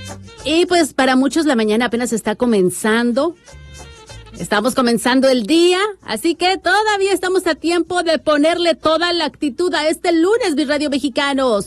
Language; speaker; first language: Spanish; native; Spanish